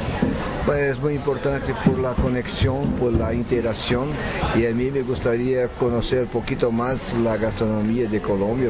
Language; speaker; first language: Spanish; non-native, fluent; Portuguese